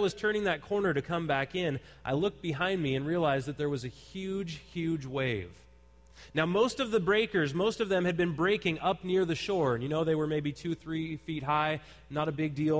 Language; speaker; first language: English; native; English